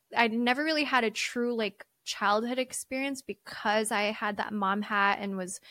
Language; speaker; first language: English; early bilingual, other home language; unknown